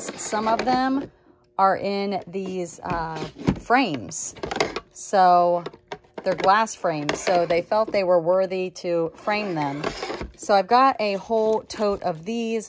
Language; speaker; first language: English; native; English